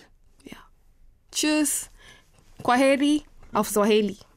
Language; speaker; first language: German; non-native, fluent; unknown